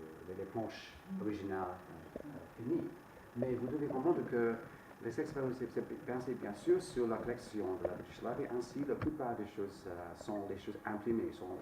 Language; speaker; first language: French; non-native, fluent; English